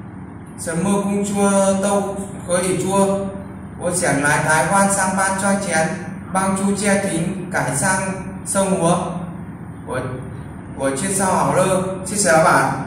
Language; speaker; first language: Chinese; non-native, learner; Vietnamese